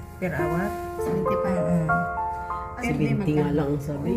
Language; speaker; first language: Filipino; non-native, local second language; Cebuano